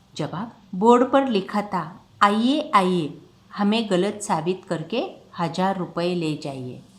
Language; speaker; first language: Hindi; non-native, local second language; Marathi